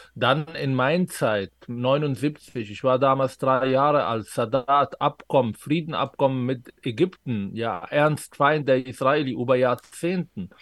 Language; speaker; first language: German; non-native, fluent; Arabic